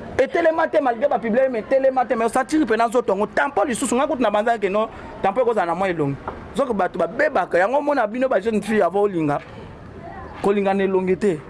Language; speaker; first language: Lingala; native; Lingala